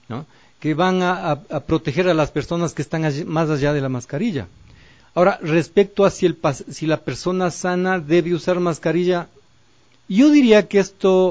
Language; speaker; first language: Spanish; native; Spanish